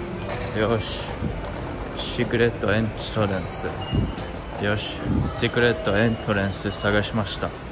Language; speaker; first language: Japanese; non-native, learner; English